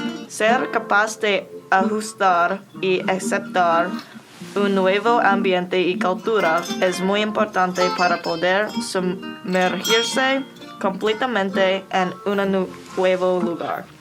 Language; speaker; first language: Spanish; non-native, learner; English